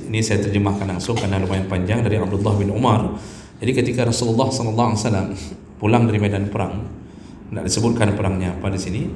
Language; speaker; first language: Malay; non-native, local second language; Achinese